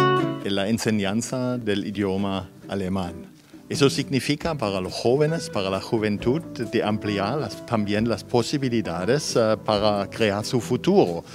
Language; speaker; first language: Spanish; non-native, fluent; German